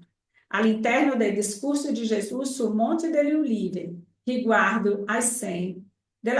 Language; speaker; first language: Italian; non-native, fluent; Portuguese